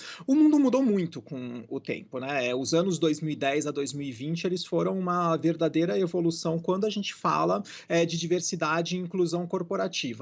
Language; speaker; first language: Portuguese; native; Portuguese